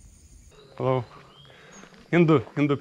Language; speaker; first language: English; non-native, learner; Lithuanian